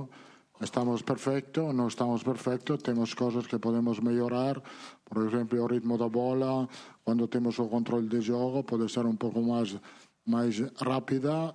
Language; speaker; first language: Portuguese; non-native, learner; Italian